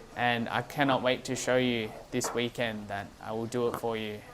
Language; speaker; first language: English; native; English